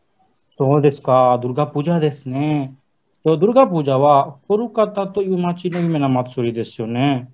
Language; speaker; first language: Japanese; non-native, learner; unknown